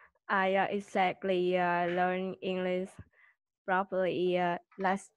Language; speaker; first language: English; non-native, learner; Vietnamese